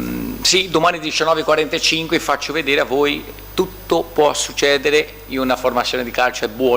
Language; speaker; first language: Italian; non-native, fluent; Portuguese